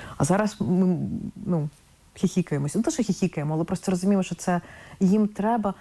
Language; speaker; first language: Ukrainian; non-native, local second language; Russian